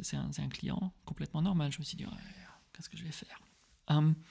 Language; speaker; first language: French; early bilingual, heritage; French